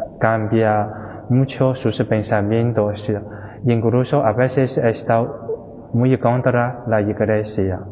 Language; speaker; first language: Spanish; non-native, fluent; Chinese